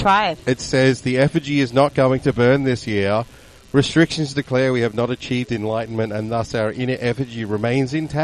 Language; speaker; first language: English; native; English